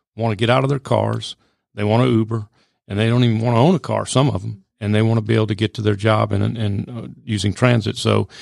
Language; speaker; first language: English; native; English